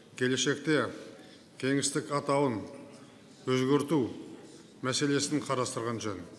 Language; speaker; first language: Kazakh; native; Kazakh